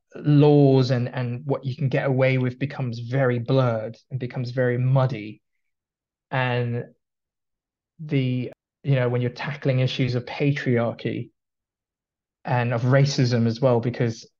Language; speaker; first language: English; early bilingual, other home language; Filipino